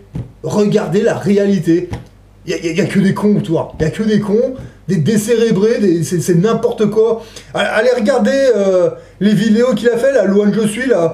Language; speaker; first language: French; native; French